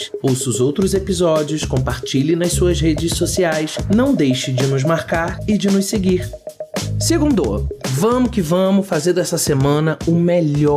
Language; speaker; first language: Portuguese; native; Portuguese